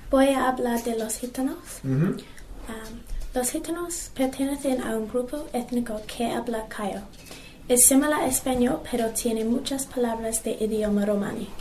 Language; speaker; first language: Spanish; non-native, learner; English